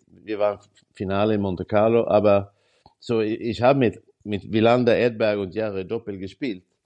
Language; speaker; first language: German; non-native, learner; Swedish